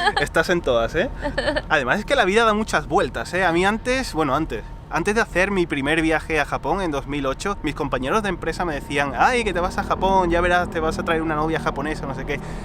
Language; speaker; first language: Spanish; native; Spanish